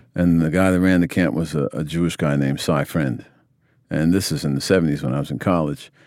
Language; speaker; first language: English; native; English